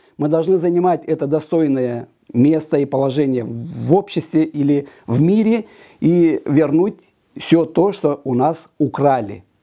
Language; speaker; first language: Russian; non-native, local second language; Romanian